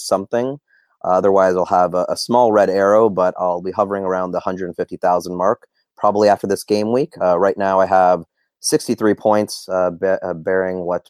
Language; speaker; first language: English; native; English